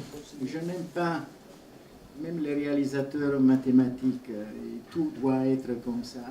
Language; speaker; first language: French; non-native, fluent; Italian